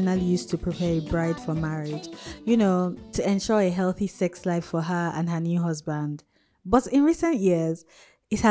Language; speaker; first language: English; non-native, local second language; Hausa